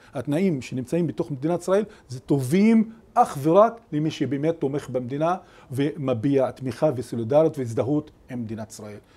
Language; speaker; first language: Hebrew; non-native, local second language; Arabic